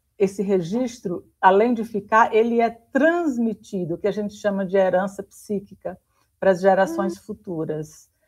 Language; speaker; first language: Portuguese; native; Portuguese